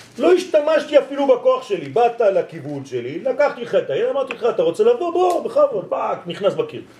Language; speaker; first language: Hebrew; non-native, fluent; French